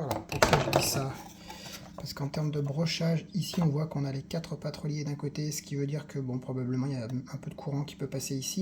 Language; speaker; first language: French; native; French